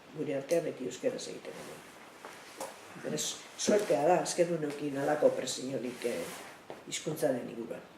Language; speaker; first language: Basque; native; Basque